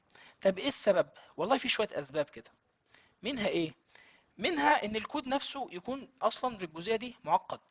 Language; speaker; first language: Arabic; native; Arabic